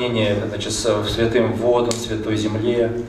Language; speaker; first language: Russian; native; Russian